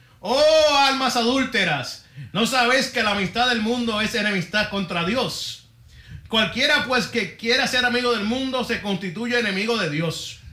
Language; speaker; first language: Spanish; early bilingual, heritage; Spanish